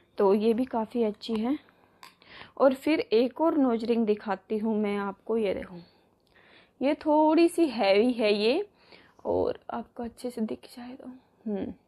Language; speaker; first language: Hindi; native; Hindi